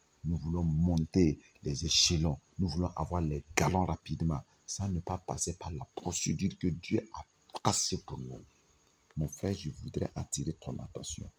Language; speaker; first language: French; non-native, local second language; Mossi